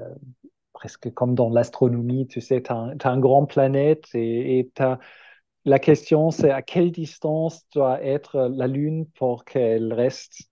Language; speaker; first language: French; non-native, fluent; German